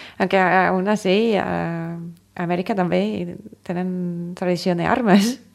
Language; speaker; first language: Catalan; non-native, fluent; English